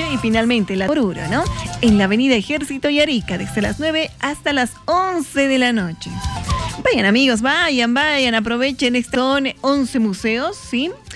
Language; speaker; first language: Spanish; native; Spanish